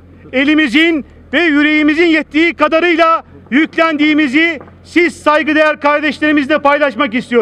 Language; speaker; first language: Turkish; native; Turkish